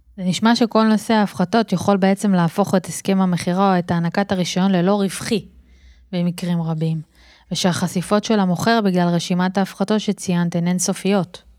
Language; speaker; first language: Hebrew; native; Hebrew